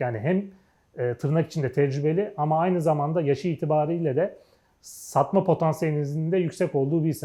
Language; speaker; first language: Turkish; native; Turkish